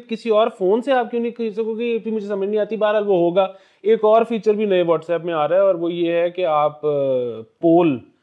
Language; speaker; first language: Urdu; native; Urdu